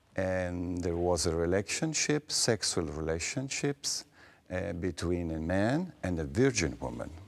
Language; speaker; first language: English; non-native, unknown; Italian